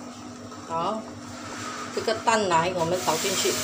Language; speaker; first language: Chinese; native; Chinese